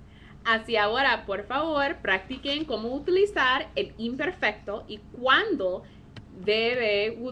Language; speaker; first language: Spanish; non-native, fluent; English